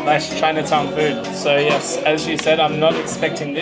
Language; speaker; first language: English; native; English